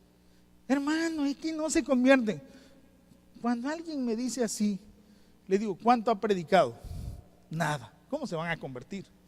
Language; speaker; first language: Spanish; native; Spanish